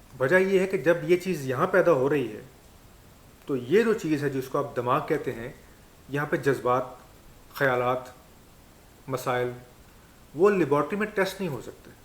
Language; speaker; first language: Urdu; non-native, local second language; Punjabi